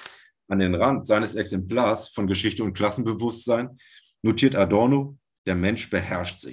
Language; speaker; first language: German; native; German